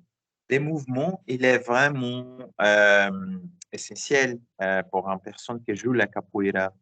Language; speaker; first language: French; non-native, learner; Portuguese